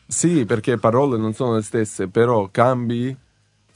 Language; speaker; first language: Italian; non-native, fluent; Serbian